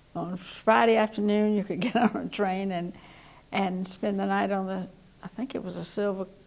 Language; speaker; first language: English; native; English